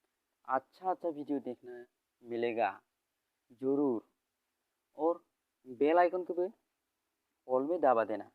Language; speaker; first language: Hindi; non-native, local second language; Bodo